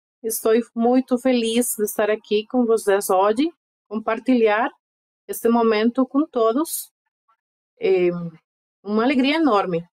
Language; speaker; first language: Portuguese; non-native, fluent; Spanish